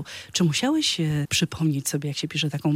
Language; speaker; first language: Polish; native; Polish